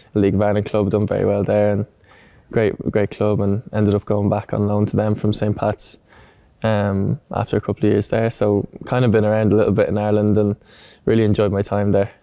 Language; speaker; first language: English; native; English